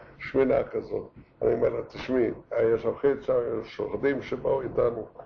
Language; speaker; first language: Hebrew; non-native, fluent; Yiddish